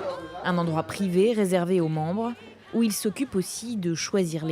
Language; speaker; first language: French; native; French